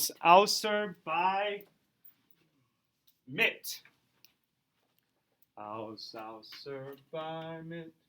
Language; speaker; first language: German; non-native, fluent; English